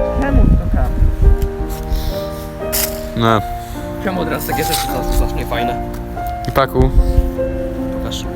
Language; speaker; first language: Polish; native; Polish